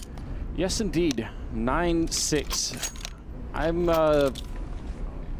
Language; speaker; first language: English; native; English